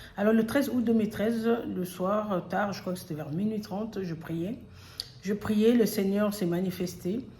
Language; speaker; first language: French; early bilingual, other home language; Lingala